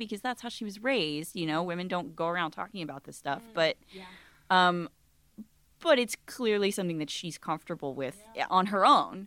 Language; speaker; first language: English; native; English